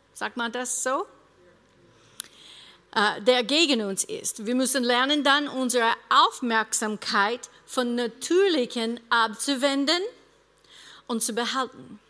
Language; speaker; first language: German; non-native, fluent; English